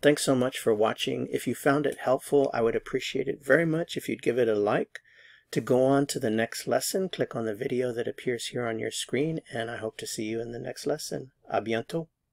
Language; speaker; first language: English; native; English